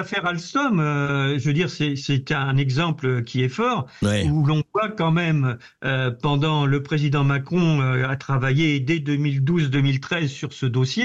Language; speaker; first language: French; native; French